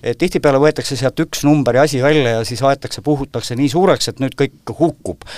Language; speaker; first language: Estonian; native; Estonian